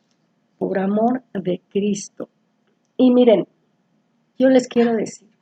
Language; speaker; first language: Spanish; native; Spanish